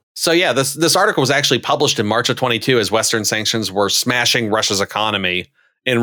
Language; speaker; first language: English; native; English